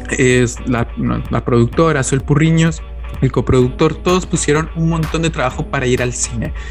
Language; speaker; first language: Spanish; native; Spanish